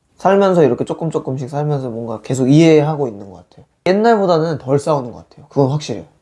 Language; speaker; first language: Korean; native; Korean